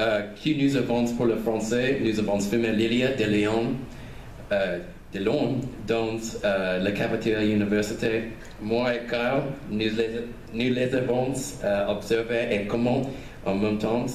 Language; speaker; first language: French; non-native, learner; English